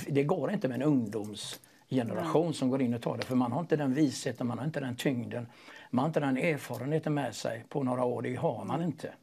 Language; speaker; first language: Swedish; native; Swedish